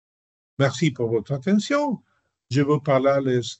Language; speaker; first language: French; non-native, learner; Spanish